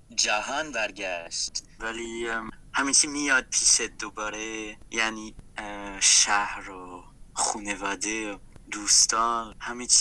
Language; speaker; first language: Persian; non-native, fluent; French